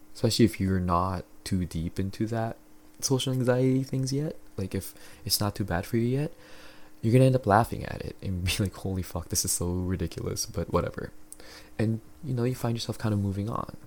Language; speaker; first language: English; non-native, local second language; Filipino